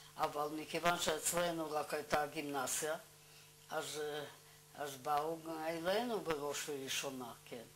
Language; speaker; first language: Hebrew; non-native, fluent; Russian